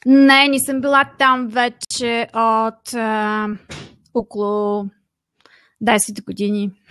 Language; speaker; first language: Bulgarian; non-native, fluent; Armenian